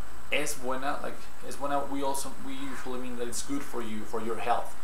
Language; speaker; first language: English; non-native, fluent; Spanish